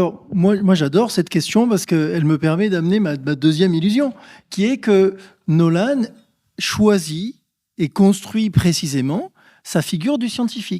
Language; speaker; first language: French; native; French